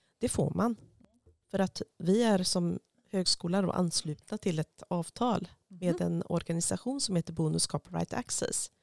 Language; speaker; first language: Swedish; native; Swedish